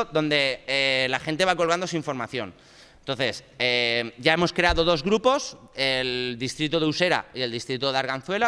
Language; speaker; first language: Spanish; native; Spanish